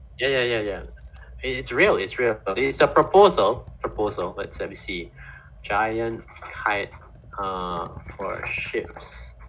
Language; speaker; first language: English; non-native, fluent; Indonesian